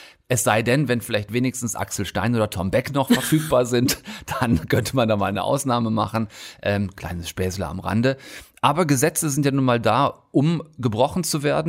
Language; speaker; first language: German; native; German